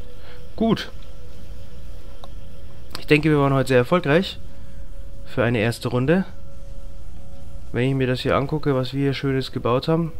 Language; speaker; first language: German; native; German